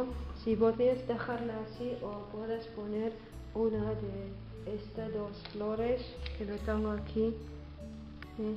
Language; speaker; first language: Spanish; non-native, learner; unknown